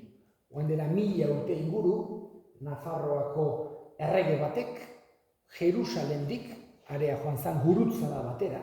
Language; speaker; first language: Basque; native; Basque